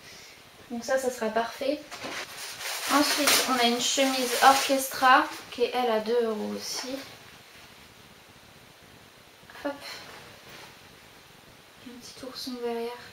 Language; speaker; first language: French; native; French